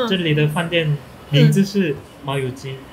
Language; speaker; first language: Chinese; non-native, learner; Korean